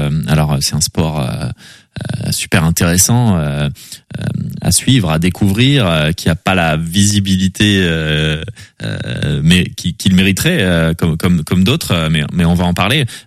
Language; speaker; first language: French; native; French